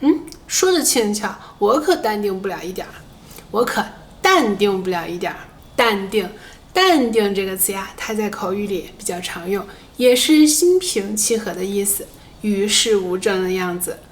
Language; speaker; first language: Chinese; native; Chinese